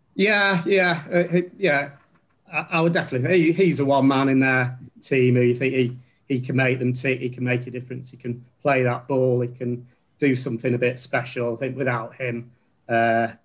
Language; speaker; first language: English; native; English